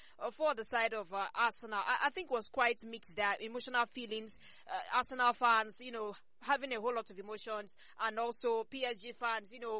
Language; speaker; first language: English; non-native, local second language; Ibibio